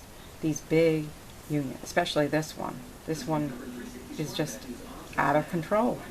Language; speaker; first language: English; native; English